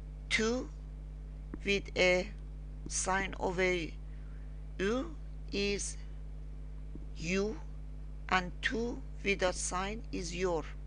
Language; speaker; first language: English; non-native, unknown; Persian